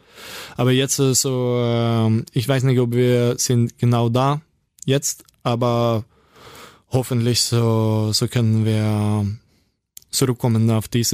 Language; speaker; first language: German; non-native, learner; Norwegian